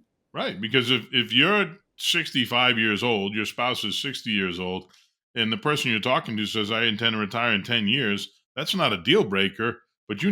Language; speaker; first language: English; native; English